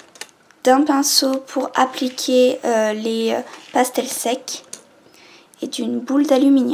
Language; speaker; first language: French; native; French